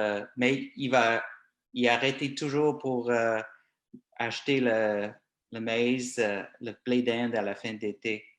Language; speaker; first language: French; non-native, local second language; English